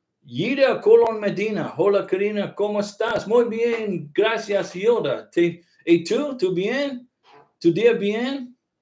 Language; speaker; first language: Spanish; non-native, learner; English